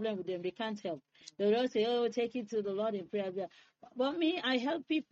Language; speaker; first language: English; non-native, local second language; Krio